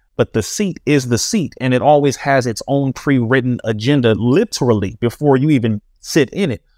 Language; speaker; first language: English; native; English